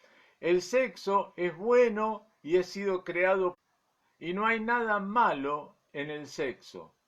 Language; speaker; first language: Spanish; native; Spanish